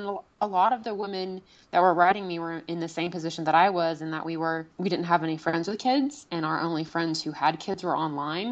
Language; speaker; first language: English; native; English